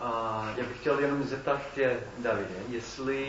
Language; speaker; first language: Czech; non-native, fluent; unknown